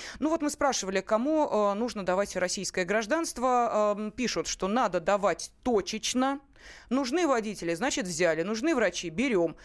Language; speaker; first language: Russian; native; Russian